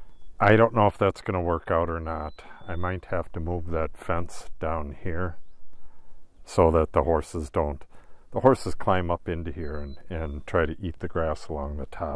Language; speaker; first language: English; native; English